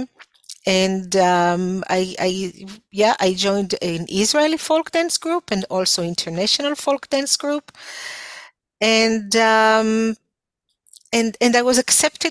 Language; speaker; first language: English; non-native, fluent; Hebrew